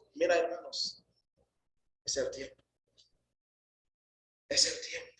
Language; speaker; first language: Spanish; non-native, fluent; Haitian Creole